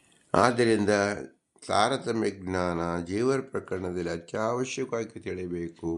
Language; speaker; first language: Kannada; native; Kannada